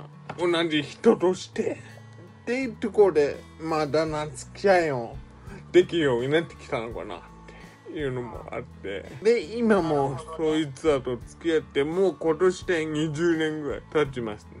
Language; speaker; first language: Japanese; native; Japanese